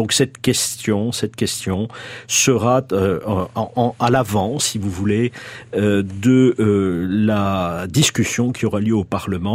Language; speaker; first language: French; native; French